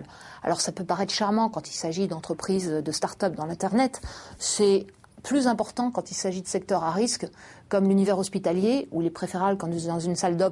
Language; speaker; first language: French; native; French